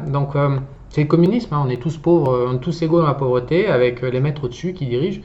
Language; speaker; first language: French; native; French